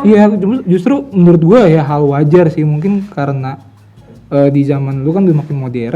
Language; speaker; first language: Indonesian; native; Indonesian